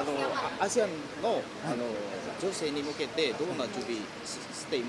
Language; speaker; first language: Japanese; non-native, learner; Indonesian